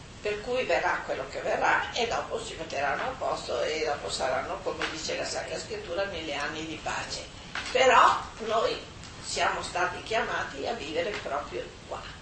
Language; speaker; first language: Italian; non-native, fluent; German